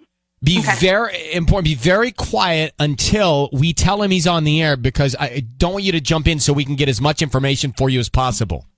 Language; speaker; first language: English; native; English